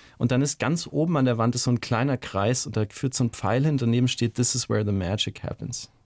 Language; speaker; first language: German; native; German